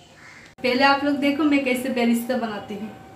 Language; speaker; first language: Hindi; non-native, local second language; Bangla